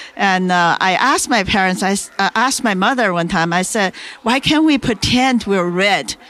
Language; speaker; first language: English; non-native, fluent; Chinese